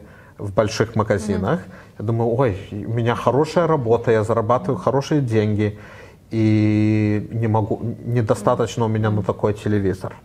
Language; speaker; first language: Russian; early bilingual, heritage; Russian